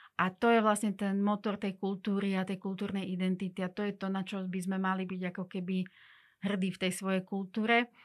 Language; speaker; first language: Slovak; non-native, local second language; Hungarian